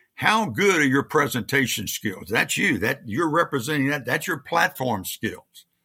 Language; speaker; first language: English; native; English